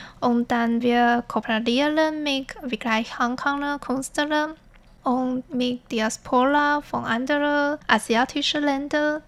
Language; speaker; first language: German; non-native, fluent; Chinese